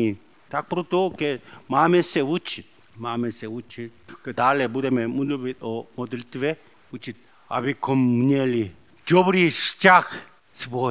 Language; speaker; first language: Czech; non-native, learner; Korean